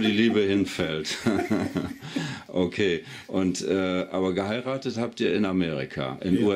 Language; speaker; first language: German; native; German